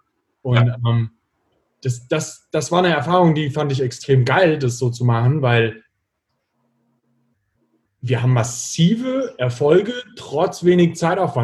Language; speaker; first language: German; native; German